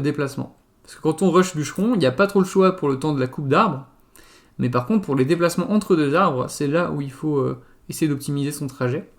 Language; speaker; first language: French; native; French